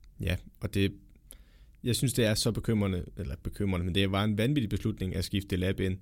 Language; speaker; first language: Danish; native; Danish